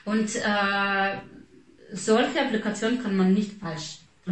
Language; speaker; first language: German; non-native, fluent; Russian